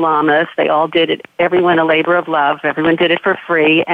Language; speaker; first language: English; native; English